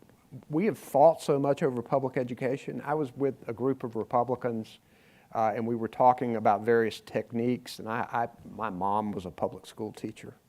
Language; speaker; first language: English; native; English